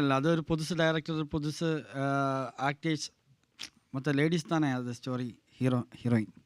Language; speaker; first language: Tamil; non-native, learner; Malayalam